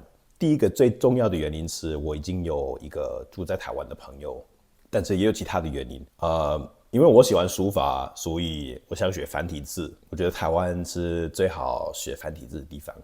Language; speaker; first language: Chinese; non-native, fluent; English